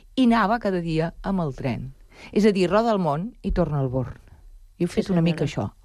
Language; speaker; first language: Catalan; non-native, local second language; Spanish